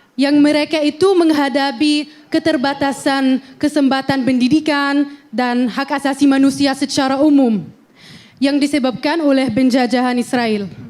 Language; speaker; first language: Indonesian; non-native, fluent; Arabic